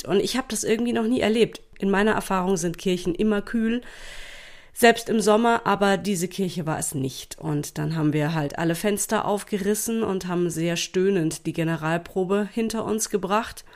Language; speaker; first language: German; native; German